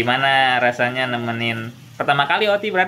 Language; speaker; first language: Indonesian; native; Indonesian